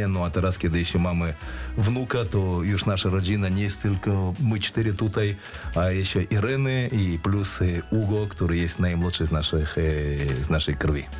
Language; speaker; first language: Polish; non-native, fluent; Russian